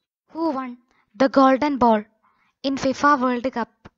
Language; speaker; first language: English; non-native, local second language; Malayalam